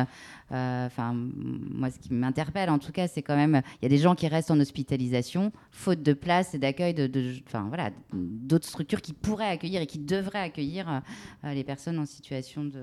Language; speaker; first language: French; native; French